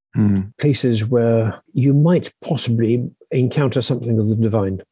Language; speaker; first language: English; native; English